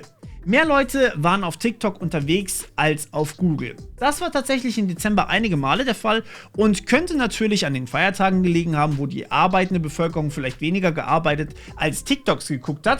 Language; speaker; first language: German; native; German